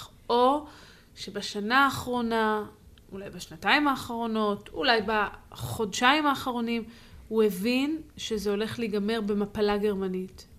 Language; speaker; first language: Hebrew; native; Hebrew